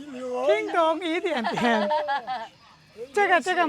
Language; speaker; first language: Chinese; non-native, learner; Bangla